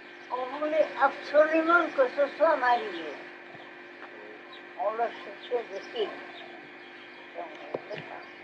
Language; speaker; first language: French; non-native, local second language; Basque